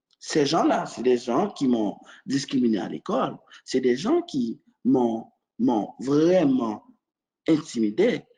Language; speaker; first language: French; non-native, local second language; Haitian Creole